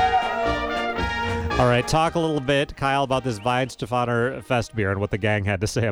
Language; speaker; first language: English; native; English